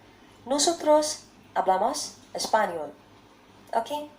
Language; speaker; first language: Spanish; non-native, learner; Bangla